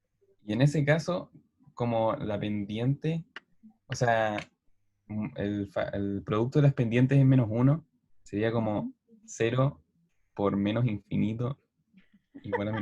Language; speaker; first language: Spanish; native; Spanish